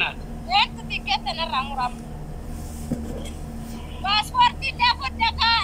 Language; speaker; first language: Arabic; non-native, learner; Oromo